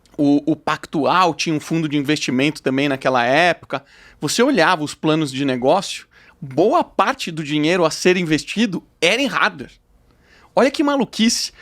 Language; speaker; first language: Portuguese; native; Portuguese